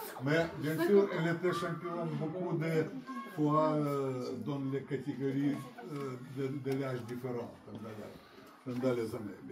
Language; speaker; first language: French; non-native, learner; Russian